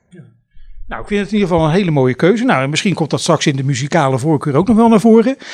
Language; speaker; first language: Dutch; native; Dutch